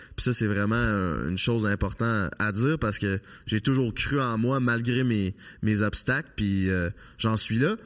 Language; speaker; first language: French; native; French